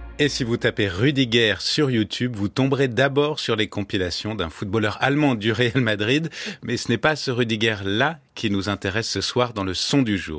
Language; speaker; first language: French; native; French